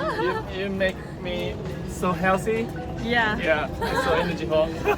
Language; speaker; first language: English; non-native, learner; Chinese